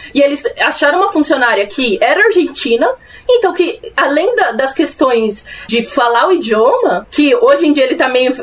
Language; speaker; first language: Portuguese; early bilingual, other home language; Spanish